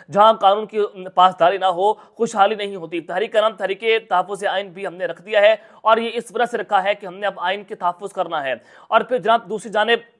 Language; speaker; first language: Urdu; non-native, local second language; Punjabi